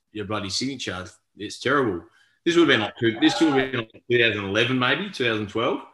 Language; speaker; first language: English; native; English